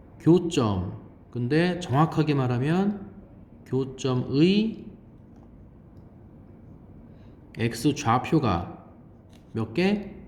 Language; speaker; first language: Korean; native; Korean